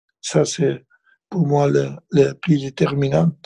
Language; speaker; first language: French; non-native, fluent; Spanish